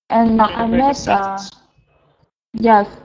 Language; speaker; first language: English; non-native, learner; Vietnamese